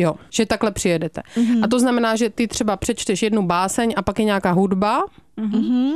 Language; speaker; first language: Czech; native; Czech